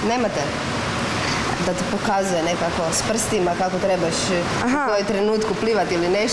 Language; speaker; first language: Croatian; native; Croatian